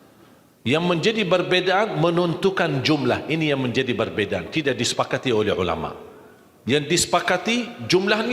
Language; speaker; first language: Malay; non-native, fluent; Arabic